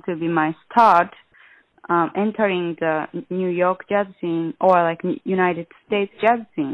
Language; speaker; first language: English; non-native, learner; Japanese